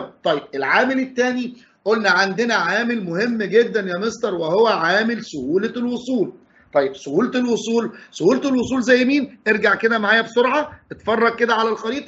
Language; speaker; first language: Arabic; native; Arabic